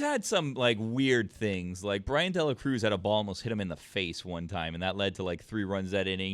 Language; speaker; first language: English; native; English